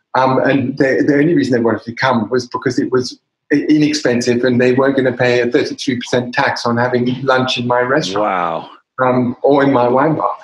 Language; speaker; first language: English; native; English